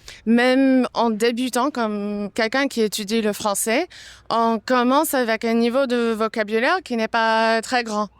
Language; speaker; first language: French; non-native, fluent; English